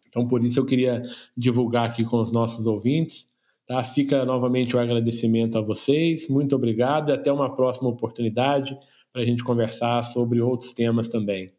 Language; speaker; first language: Portuguese; native; Portuguese